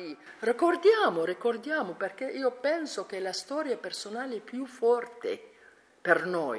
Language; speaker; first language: Italian; non-native, learner; Arabic